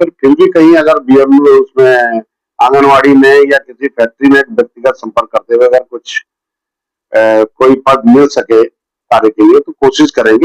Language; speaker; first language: Hindi; native; Hindi